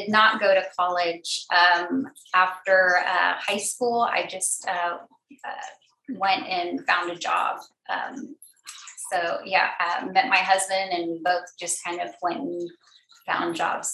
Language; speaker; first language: English; native; English